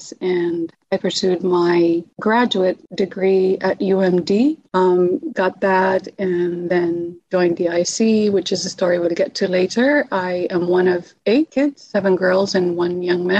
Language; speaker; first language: English; non-native, fluent; Arabic